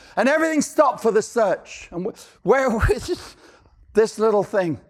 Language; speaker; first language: English; native; English